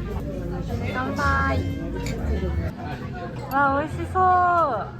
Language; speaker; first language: Japanese; native; Japanese